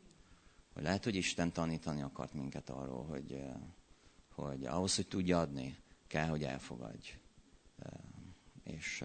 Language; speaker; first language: Hungarian; native; Hungarian